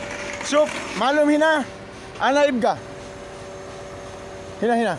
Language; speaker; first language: Arabic; non-native, learner; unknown